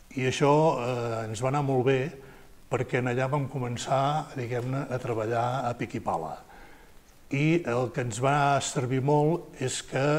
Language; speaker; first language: Catalan; native; Catalan